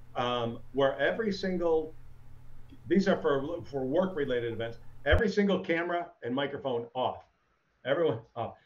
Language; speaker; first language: English; native; English